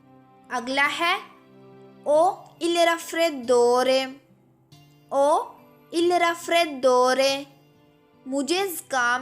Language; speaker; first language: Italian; non-native, fluent; Urdu